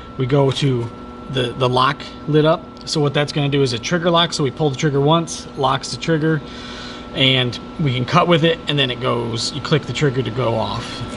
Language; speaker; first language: English; native; English